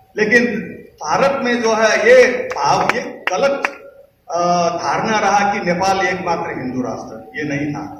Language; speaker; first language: Hindi; non-native, fluent; Nepali